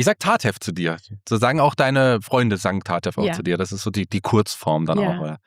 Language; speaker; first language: German; native; German